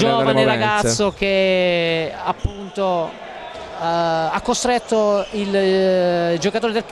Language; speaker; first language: Italian; native; Italian